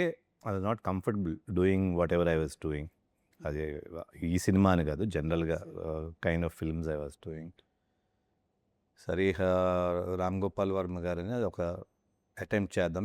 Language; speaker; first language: Telugu; native; Telugu